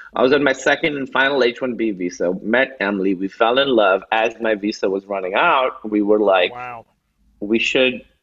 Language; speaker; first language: English; non-native, local second language; Urdu